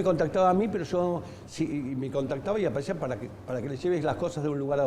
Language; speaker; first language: Spanish; native; Spanish